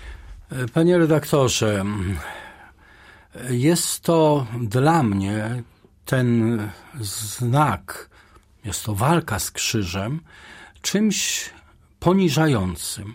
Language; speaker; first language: Polish; native; Polish